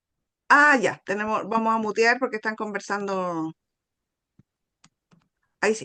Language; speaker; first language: Spanish; native; Spanish